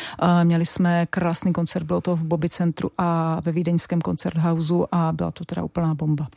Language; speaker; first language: Czech; native; Czech